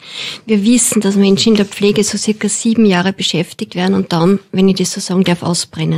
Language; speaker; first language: German; native; German